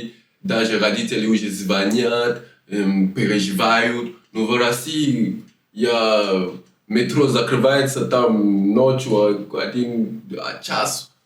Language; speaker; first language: Russian; non-native, learner; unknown